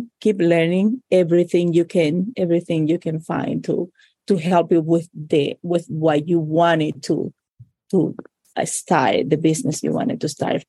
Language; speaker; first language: English; non-native, fluent; Spanish